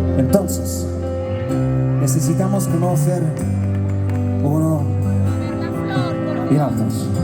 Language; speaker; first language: Spanish; non-native, learner; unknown